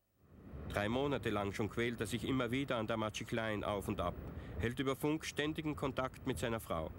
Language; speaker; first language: German; native; German